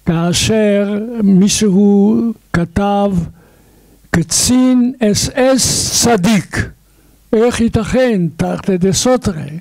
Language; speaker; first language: Hebrew; non-native, fluent; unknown